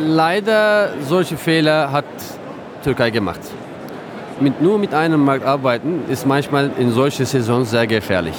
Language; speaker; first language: German; non-native, fluent; Turkish